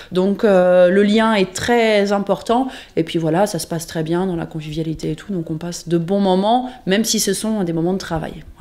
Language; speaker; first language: French; native; French